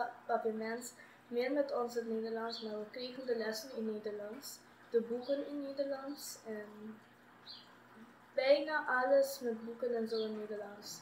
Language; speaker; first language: Dutch; non-native, local second language; Papiamento